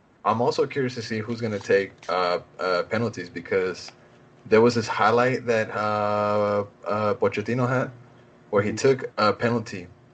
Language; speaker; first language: English; early bilingual, other home language; Spanish